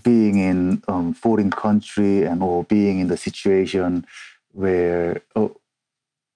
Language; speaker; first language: English; non-native, fluent; Korean